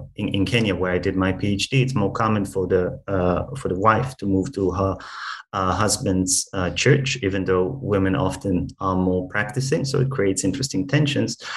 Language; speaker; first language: English; non-native, fluent; Hebrew